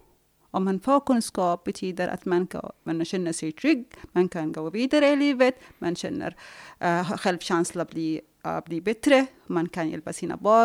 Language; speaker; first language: Swedish; non-native, fluent; Arabic